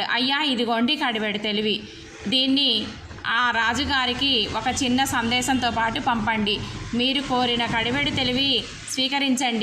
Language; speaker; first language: Telugu; native; Telugu